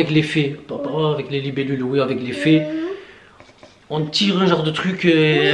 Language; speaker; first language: French; native; French